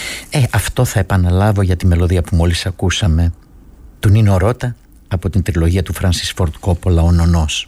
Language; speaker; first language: Greek; native; Greek